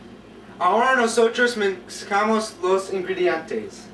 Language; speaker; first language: Spanish; non-native, learner; English